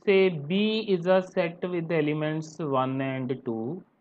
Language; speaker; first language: English; non-native, local second language; Punjabi